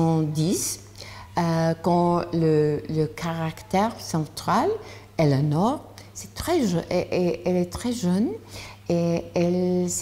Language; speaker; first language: French; non-native, learner; English